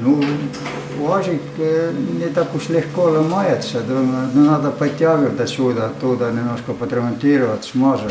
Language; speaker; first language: Russian; non-native, fluent; Estonian